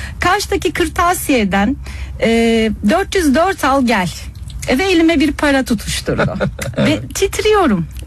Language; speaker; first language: Turkish; early bilingual, heritage; Turkish